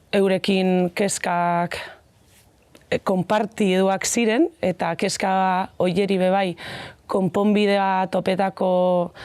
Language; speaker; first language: Basque; non-native, local second language; Spanish